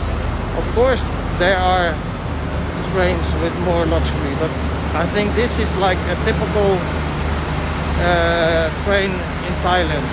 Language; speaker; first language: English; non-native, learner; Dutch